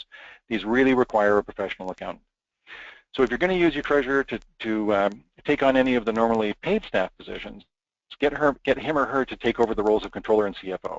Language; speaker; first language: English; native; English